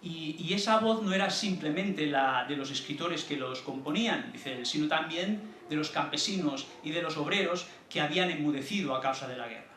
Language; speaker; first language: Spanish; native; Spanish